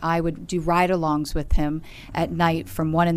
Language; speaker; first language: English; native; English